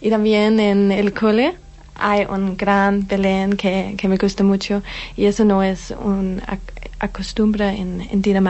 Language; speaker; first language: Spanish; non-native, learner; Danish